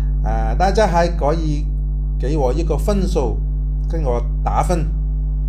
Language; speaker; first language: Chinese; non-native, local second language; Cantonese